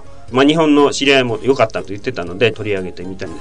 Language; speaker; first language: Japanese; native; Japanese